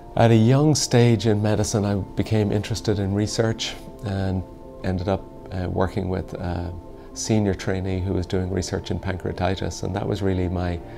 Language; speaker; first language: English; native; English